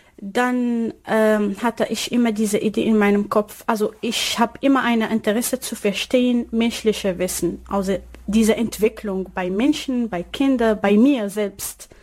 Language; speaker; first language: German; non-native, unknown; Arabic